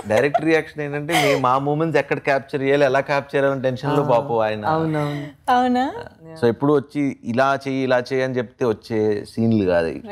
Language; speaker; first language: Telugu; native; Telugu